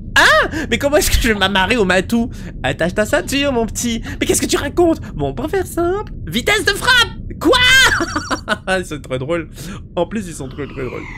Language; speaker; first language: French; native; French